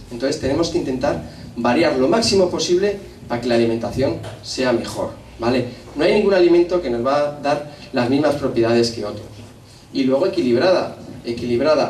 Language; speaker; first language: Spanish; native; Spanish